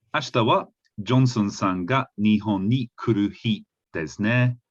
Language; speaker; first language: Japanese; non-native, fluent; English